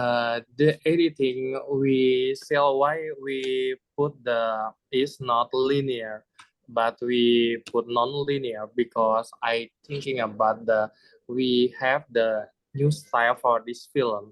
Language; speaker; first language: English; non-native, learner; Indonesian